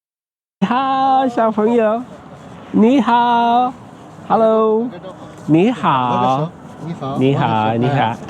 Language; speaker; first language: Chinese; non-native, fluent; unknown